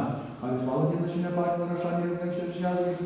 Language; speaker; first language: Romanian; native; Romanian